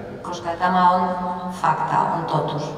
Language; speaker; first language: Finnish; non-native, fluent; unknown